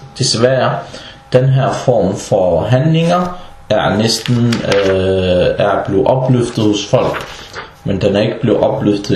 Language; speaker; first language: Danish; early bilingual, other home language; Arabic